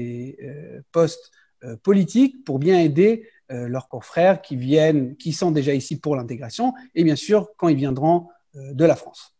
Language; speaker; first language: French; early bilingual, heritage; French